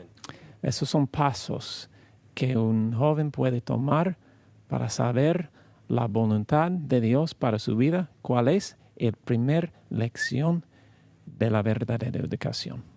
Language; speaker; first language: Spanish; non-native, learner; English